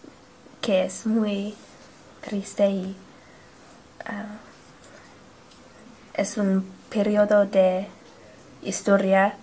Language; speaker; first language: Spanish; non-native, learner; English